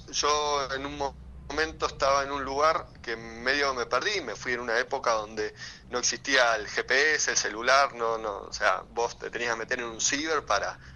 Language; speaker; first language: Spanish; native; Spanish